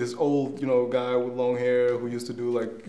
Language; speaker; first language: English; non-native, fluent; Danish